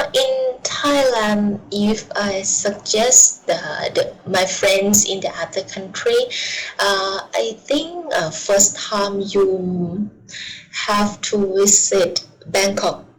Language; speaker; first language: English; non-native, learner; Thai